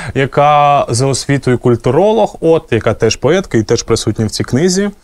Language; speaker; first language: Ukrainian; native; Ukrainian